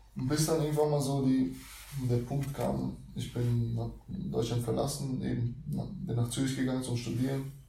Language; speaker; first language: German; early bilingual, other home language; Russian